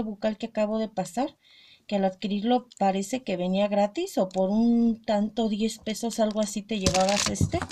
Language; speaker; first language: Spanish; native; Spanish